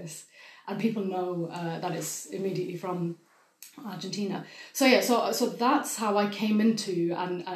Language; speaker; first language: English; non-native, fluent; German